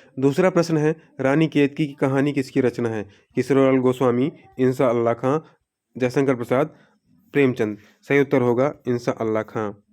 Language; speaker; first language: Hindi; native; Hindi